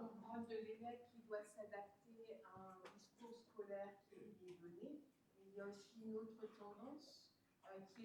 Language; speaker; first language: French; native; French